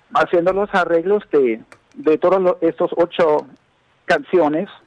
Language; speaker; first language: Spanish; non-native, fluent; German